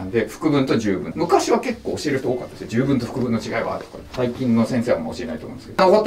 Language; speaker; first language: Japanese; native; Japanese